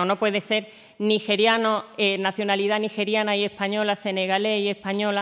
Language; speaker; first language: Spanish; native; Spanish